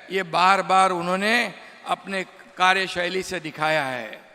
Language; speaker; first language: Hindi; non-native, local second language; Marathi